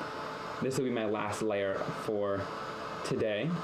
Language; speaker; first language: English; native; English